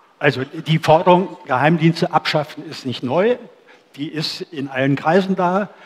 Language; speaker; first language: German; native; German